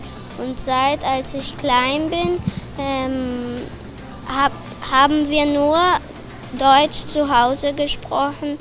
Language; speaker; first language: German; early bilingual, heritage; German